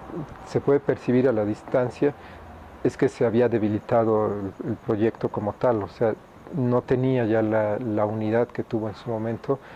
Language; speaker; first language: Spanish; native; Spanish